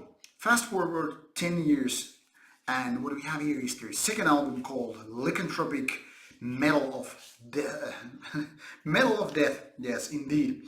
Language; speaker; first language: English; non-native, fluent; Finnish